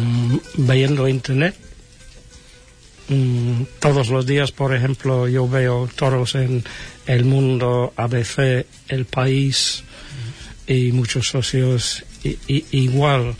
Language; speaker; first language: Spanish; non-native, fluent; English